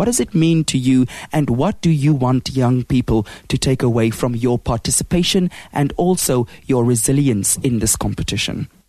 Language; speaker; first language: English; non-native, local second language; Afrikaans